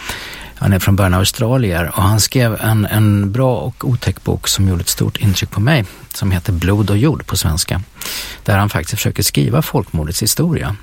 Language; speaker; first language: Swedish; native; Swedish